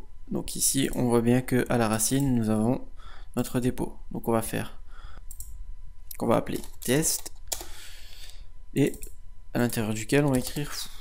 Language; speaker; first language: French; native; French